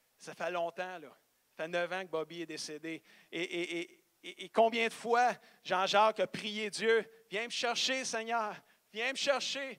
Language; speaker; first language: French; native; French